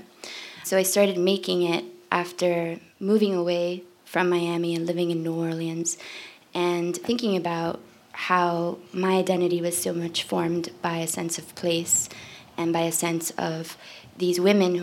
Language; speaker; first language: English; native; English